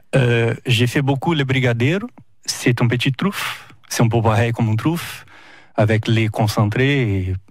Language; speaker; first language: French; non-native, fluent; Portuguese